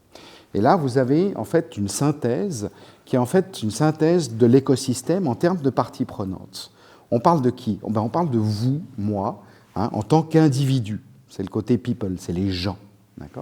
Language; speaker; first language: French; native; French